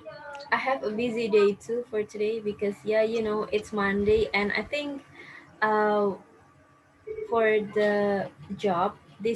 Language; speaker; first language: English; non-native, fluent; Indonesian